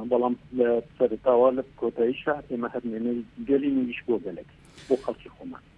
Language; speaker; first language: Central Kurdish; non-native, local second language; Southern Kurdish